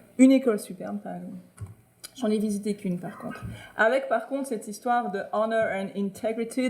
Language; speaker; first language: French; native; French